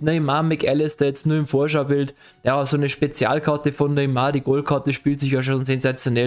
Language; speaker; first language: German; native; German